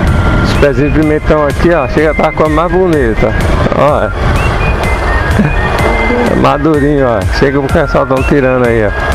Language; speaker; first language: Portuguese; native; Portuguese